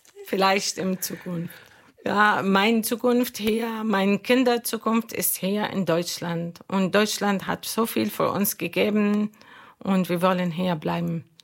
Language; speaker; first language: German; non-native, learner; Arabic